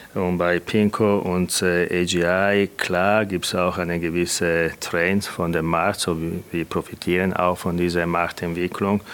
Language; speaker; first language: German; non-native, fluent; Italian